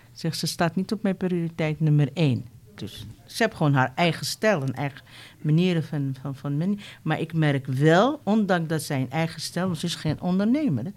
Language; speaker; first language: Dutch; non-native, fluent; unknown